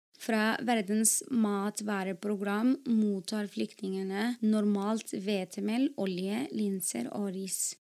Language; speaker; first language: Norwegian; non-native, fluent; Arabic